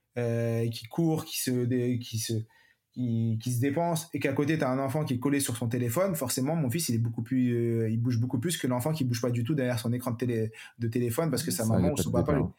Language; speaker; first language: French; native; French